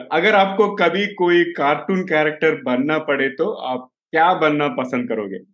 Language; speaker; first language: Hindi; non-native, local second language; Telugu